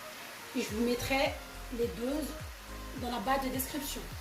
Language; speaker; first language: French; non-native, fluent; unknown